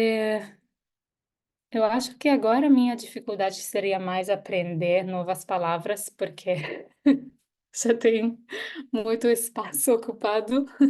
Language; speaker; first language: Portuguese; non-native, fluent; Hebrew